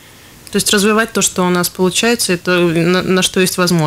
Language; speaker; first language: Russian; native; Russian